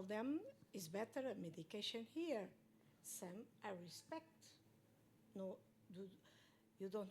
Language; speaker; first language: English; non-native, learner; Portuguese